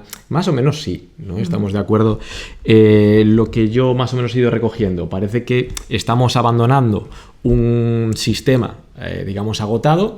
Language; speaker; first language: Spanish; native; Spanish